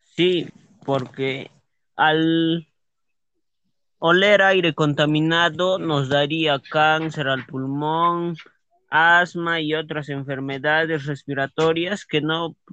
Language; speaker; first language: Spanish; native; Spanish